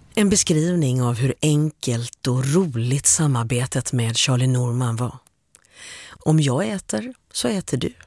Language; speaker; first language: Swedish; native; Swedish